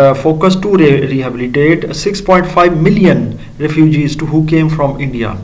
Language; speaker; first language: English; non-native, local second language; Urdu